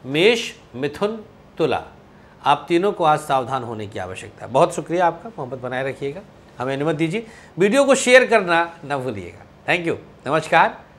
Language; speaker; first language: Hindi; non-native, local second language; Awadhi